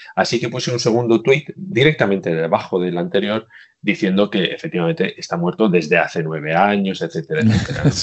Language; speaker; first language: Spanish; native; Spanish